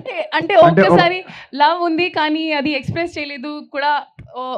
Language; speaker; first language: Telugu; non-native, fluent; Hindi